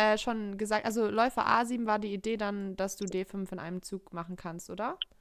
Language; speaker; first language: German; native; German